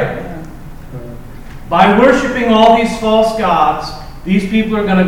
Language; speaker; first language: English; native; English